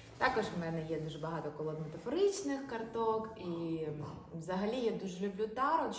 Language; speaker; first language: Ukrainian; non-native, local second language; Russian